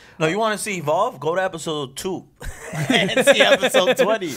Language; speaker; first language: English; early bilingual, other home language; Spanish